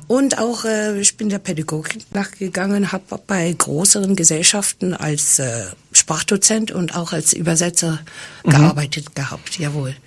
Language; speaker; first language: German; non-native, fluent; English